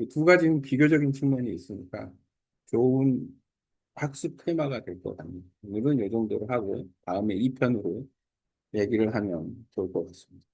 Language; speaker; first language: Korean; native; Korean